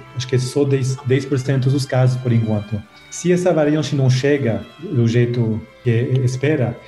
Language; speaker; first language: Portuguese; non-native, fluent; French